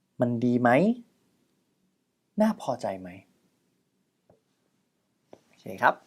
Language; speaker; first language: Thai; native; Thai